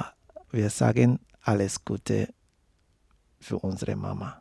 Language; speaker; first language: German; non-native, learner; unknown